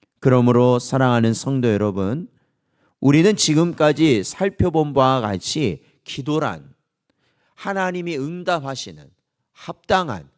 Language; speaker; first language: Korean; native; Korean